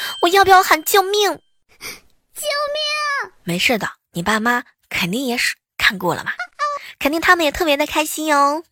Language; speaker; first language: Chinese; native; Chinese